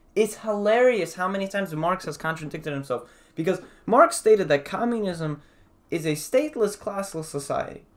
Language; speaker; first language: English; early bilingual, other home language; Russian